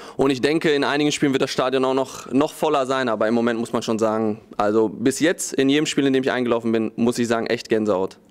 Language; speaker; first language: German; early bilingual, other home language; Polish